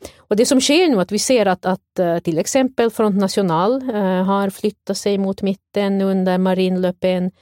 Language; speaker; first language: Swedish; native; Swedish